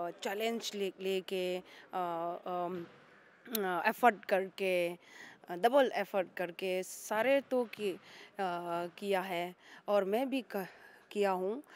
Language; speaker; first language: Hindi; non-native, local second language; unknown